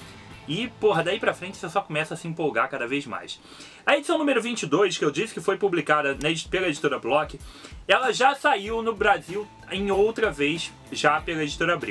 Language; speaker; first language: Portuguese; native; Portuguese